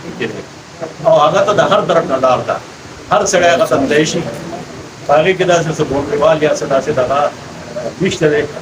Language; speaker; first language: Pashto; non-native, local second language; Gujari